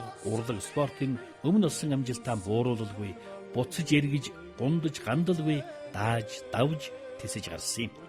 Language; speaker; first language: Mongolian; native; Mongolian